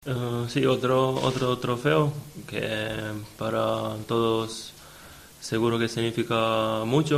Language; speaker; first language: Spanish; non-native, fluent; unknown